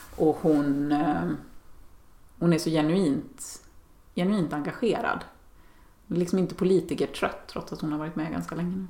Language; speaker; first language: Swedish; native; Swedish